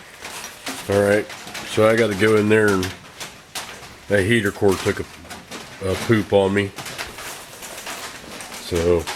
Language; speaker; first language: English; native; English